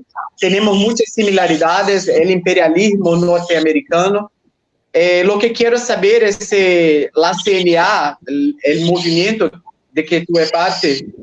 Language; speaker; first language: Spanish; non-native, fluent; Portuguese